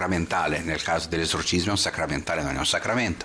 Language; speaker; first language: Italian; non-native, fluent; Portuguese